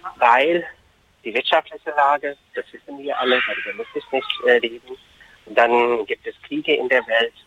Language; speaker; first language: German; non-native, fluent; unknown